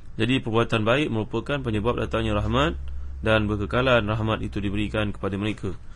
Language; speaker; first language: Malay; native; Malay